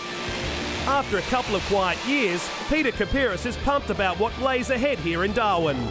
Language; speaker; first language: English; native; English